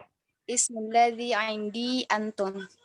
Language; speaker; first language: Arabic; non-native, learner; Indonesian